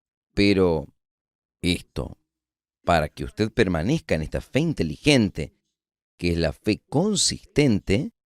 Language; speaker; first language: Spanish; non-native, fluent; Portuguese